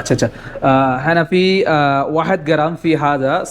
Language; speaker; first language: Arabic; non-native, learner; Bangla